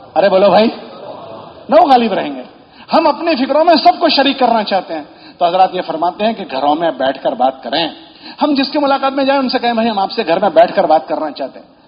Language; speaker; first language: Urdu; native; Urdu